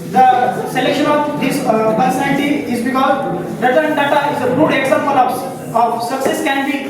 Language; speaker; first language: English; non-native, local second language; Marathi